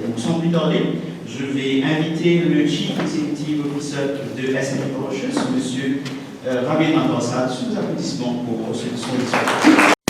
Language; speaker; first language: French; non-native, local second language; Morisyen